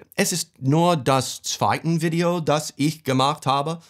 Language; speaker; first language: German; non-native, fluent; English